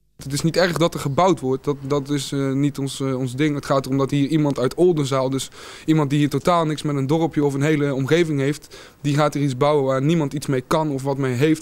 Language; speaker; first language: Dutch; native; Dutch